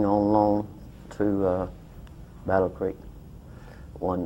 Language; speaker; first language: English; native; English